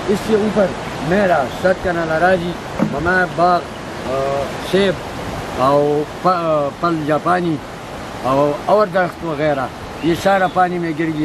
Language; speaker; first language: Hindi; non-native, local second language; Pashto